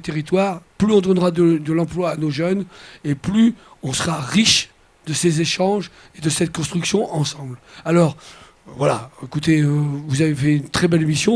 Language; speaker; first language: French; native; French